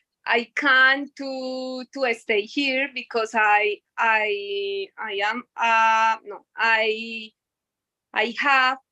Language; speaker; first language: English; non-native, learner; Spanish